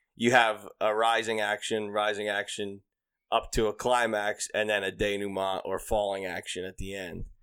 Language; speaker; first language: English; native; English